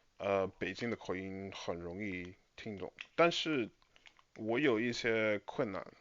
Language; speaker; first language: Chinese; non-native, fluent; English